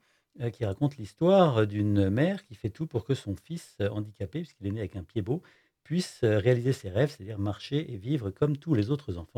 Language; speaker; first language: French; native; French